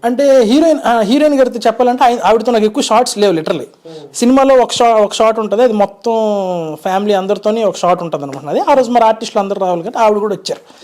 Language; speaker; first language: Telugu; native; Telugu